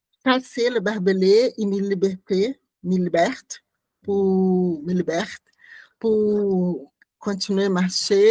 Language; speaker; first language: French; non-native, learner; Portuguese